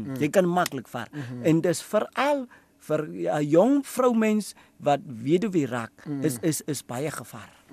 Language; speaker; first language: Afrikaans; non-native, local second language; Tswana